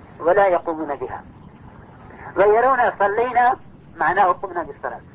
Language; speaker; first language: Arabic; non-native, fluent; Urdu